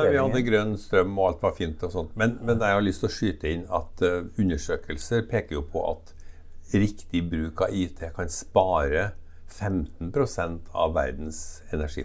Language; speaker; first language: Norwegian; native; Norwegian